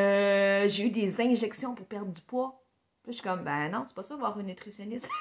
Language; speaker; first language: French; native; French